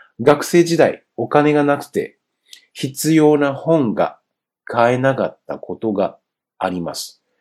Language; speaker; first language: Japanese; non-native, fluent; Chinese